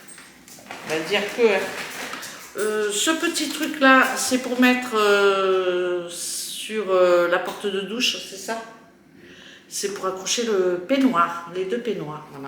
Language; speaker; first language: French; native; French